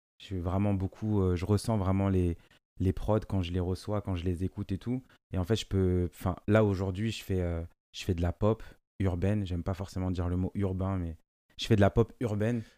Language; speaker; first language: French; native; French